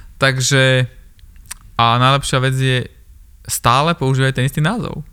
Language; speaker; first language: Slovak; early bilingual, other home language; Armenian